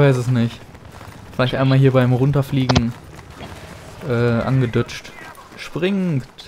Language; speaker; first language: German; native; German